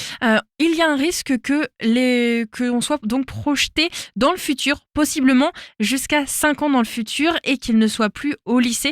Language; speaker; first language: French; native; French